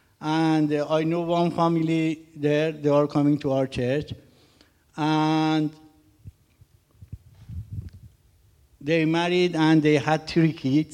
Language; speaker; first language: English; non-native, learner; Persian